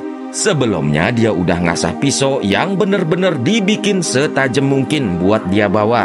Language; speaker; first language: Indonesian; native; Indonesian